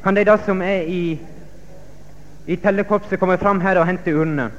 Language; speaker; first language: Norwegian; native; Norwegian